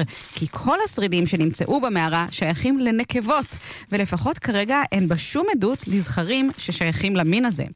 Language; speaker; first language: Hebrew; native; Hebrew